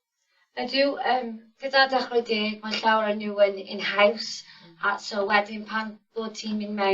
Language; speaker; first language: Welsh; non-native, local second language; English